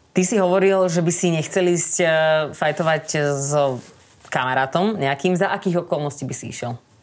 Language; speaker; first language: Slovak; native; Slovak